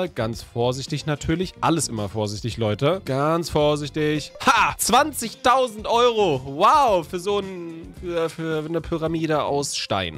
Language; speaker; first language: German; native; German